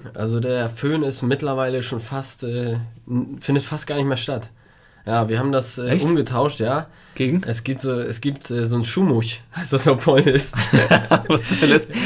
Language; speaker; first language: German; early bilingual, other home language; Polish